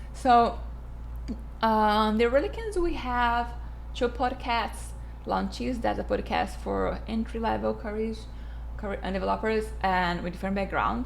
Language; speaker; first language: English; non-native, fluent; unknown